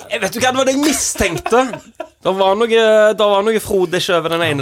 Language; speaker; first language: Norwegian; native; Norwegian